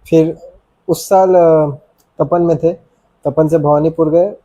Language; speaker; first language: Hindi; non-native, local second language; Bangla